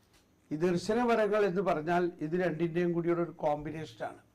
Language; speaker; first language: Malayalam; native; Malayalam